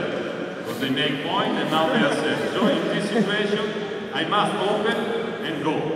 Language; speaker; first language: English; non-native, learner; Italian